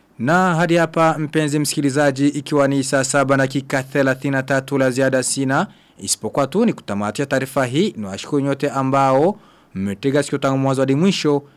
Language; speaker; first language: Swahili; non-native, local second language; Rundi